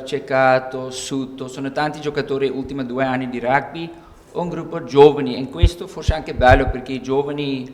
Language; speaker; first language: Italian; non-native, learner; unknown